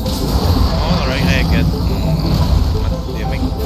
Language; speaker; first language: English; non-native, learner; Indonesian